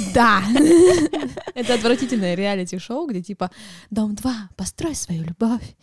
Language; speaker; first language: Russian; native; Russian